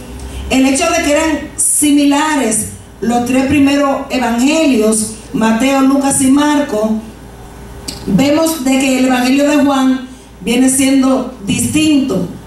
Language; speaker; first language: Spanish; native; Spanish